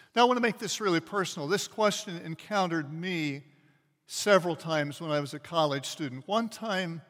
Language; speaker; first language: English; native; English